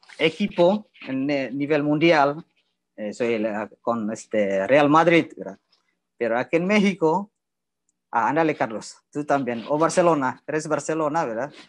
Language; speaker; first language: Spanish; non-native, learner; Indonesian